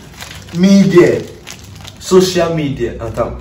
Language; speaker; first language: Turkish; non-native, learner; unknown